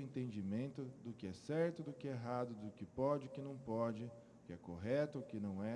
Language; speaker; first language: Portuguese; native; Portuguese